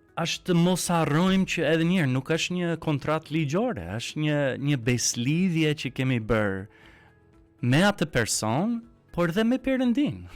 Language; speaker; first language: Albanian; non-native, fluent; English